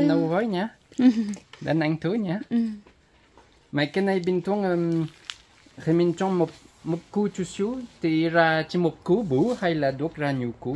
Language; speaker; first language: Vietnamese; non-native, learner; French